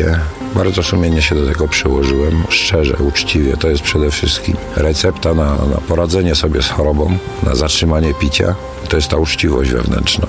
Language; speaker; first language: Polish; native; Polish